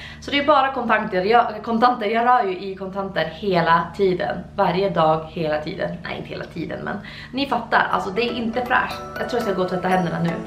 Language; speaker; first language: Swedish; native; Swedish